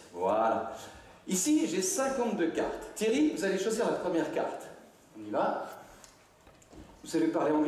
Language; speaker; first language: French; native; French